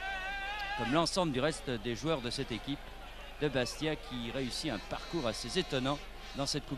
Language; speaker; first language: French; native; French